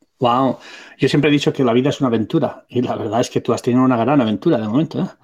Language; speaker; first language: Spanish; non-native, local second language; Catalan